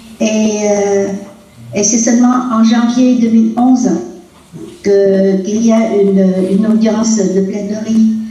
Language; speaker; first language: French; non-native, local second language; Vietnamese